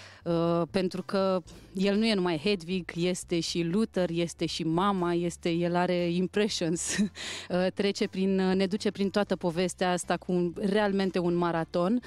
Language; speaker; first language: Romanian; native; Romanian